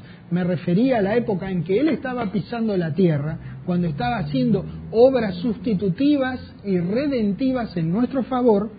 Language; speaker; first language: Spanish; native; Spanish